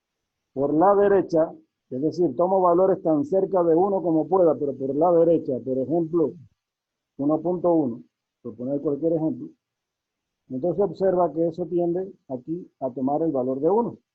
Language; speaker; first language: Spanish; native; Spanish